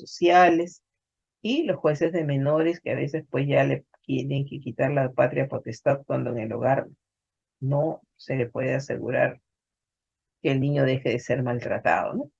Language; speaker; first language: Spanish; native; Spanish